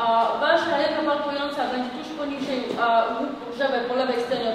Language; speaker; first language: Polish; native; Polish